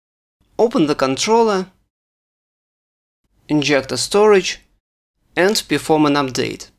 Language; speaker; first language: English; non-native, fluent; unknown